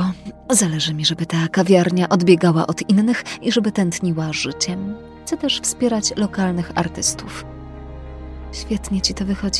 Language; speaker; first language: Polish; native; Polish